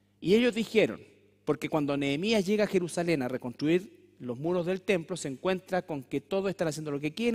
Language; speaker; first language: Spanish; native; Spanish